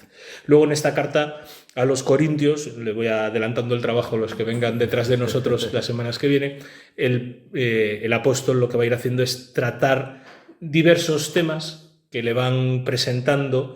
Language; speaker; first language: Spanish; native; Spanish